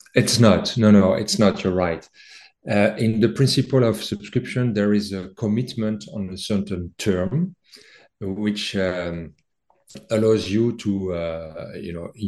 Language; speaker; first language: English; non-native, fluent; French